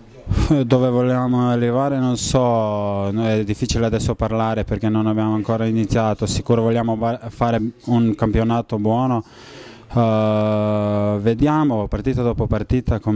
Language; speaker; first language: Italian; non-native, fluent; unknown